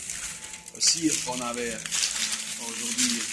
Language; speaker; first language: French; non-native, fluent; Russian